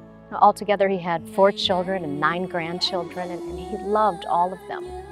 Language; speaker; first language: English; early bilingual, other home language; Vietnamese